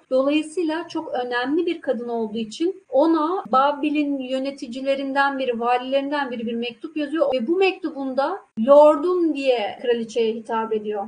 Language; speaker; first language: Turkish; native; Turkish